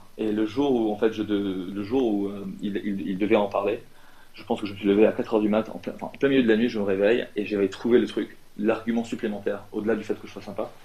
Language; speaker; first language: French; non-native, local second language; Arabic